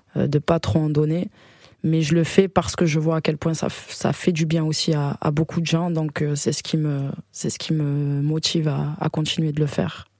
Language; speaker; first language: French; native; French